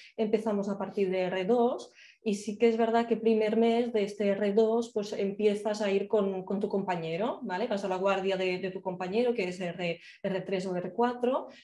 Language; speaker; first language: Spanish; non-native, fluent; Slovak